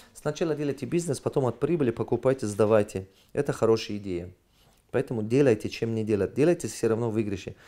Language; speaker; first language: Russian; non-native, local second language; Tajik